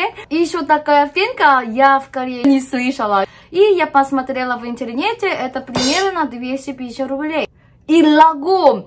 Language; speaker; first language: Russian; non-native, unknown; Korean